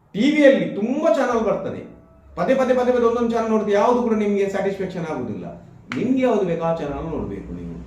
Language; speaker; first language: Kannada; non-native, local second language; Tulu